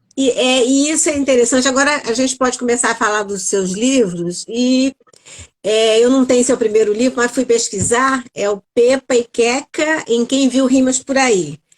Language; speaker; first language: Portuguese; native; Portuguese